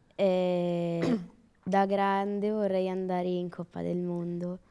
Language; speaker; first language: Italian; native; Italian